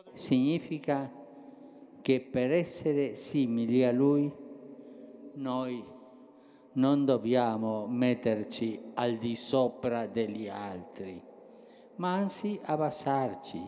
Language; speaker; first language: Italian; non-native, fluent; Spanish